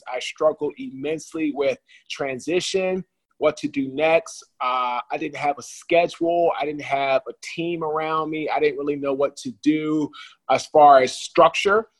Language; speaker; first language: English; native; English